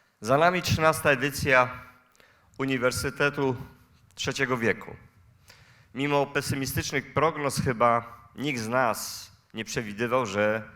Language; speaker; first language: Polish; native; Polish